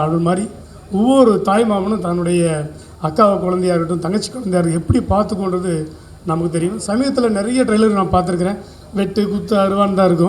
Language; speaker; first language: Tamil; native; Tamil